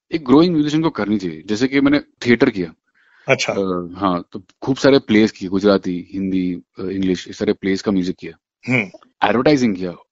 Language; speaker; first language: Hindi; non-native, local second language; Gujarati